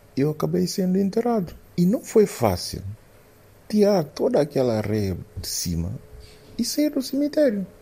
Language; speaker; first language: Portuguese; non-native, local second language; Upper Guinea Crioulo